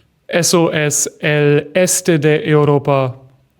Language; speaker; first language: Spanish; non-native, fluent; German